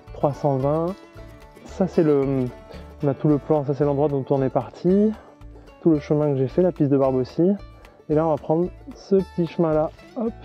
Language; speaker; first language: French; native; French